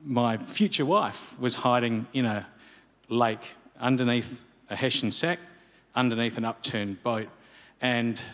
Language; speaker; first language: English; native; English